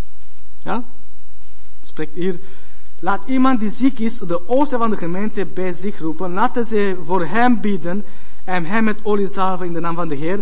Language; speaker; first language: Dutch; non-native, learner; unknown